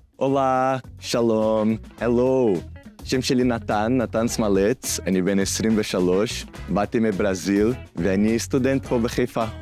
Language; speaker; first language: Hebrew; non-native, learner; Portuguese